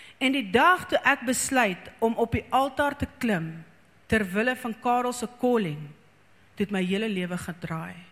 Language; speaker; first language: Afrikaans; native; Afrikaans